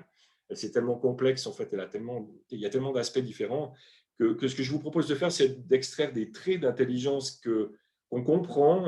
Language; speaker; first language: French; native; French